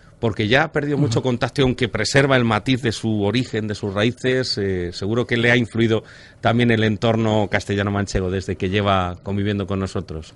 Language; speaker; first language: Spanish; native; Spanish